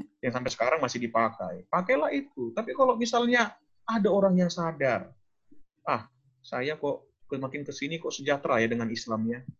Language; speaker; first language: Indonesian; non-native, local second language; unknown